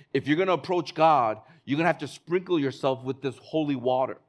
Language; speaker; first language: English; native; English